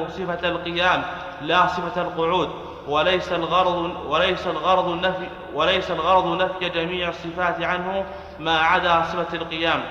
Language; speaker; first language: Arabic; native; Arabic